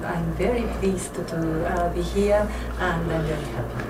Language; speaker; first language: English; non-native, learner; Japanese